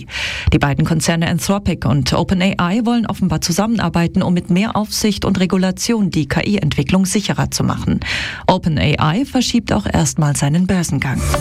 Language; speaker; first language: German; native; German